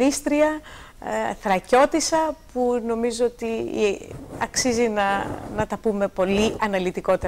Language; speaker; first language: Greek; native; Greek